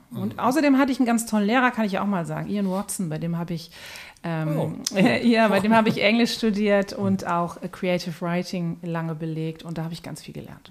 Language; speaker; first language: German; native; German